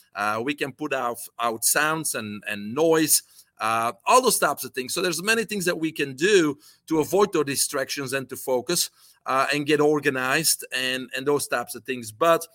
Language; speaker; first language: English; non-native, fluent; Dutch